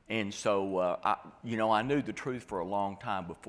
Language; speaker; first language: English; native; English